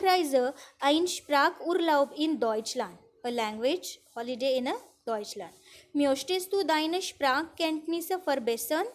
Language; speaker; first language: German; non-native, fluent; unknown